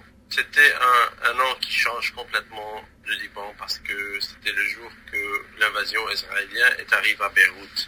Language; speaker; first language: French; non-native, local second language; Arabic